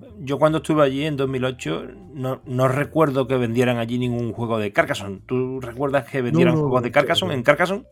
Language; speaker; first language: Spanish; native; Spanish